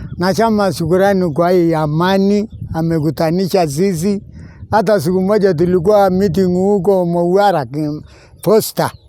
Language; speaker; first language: Swahili; non-native, local second language; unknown